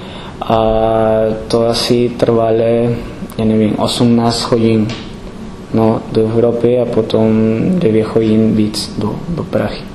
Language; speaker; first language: Czech; non-native, learner; Spanish